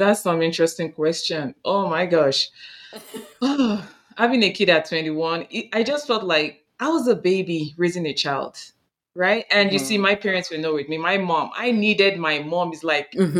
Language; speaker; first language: English; non-native, local second language; Yoruba